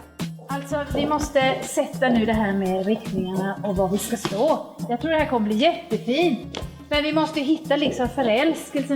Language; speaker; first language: Swedish; native; Swedish